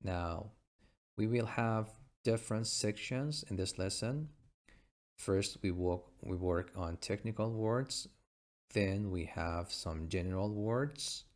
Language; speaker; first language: English; non-native, fluent; Persian